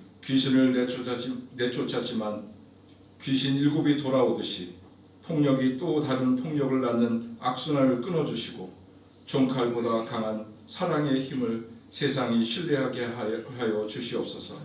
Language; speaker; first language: Korean; native; Korean